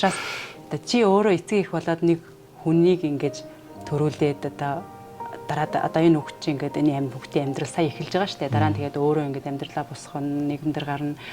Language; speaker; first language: Mongolian; native; Mongolian